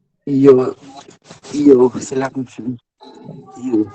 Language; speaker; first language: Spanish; non-native, learner; Portuguese